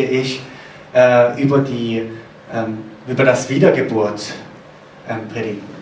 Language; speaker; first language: German; non-native, fluent; Korean